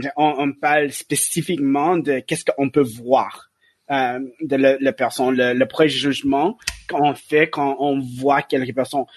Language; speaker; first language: French; non-native, learner; English